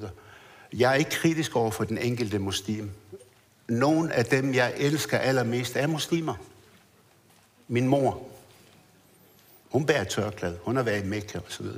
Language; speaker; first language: Danish; early bilingual, other home language; Arabic